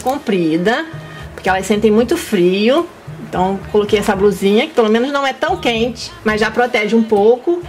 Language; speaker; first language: Portuguese; native; Portuguese